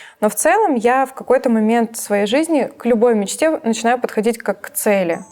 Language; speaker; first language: Russian; native; Russian